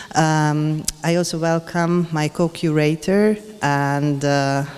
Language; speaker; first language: English; non-native, fluent; Hungarian